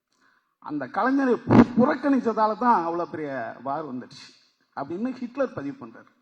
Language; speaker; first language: Tamil; native; Tamil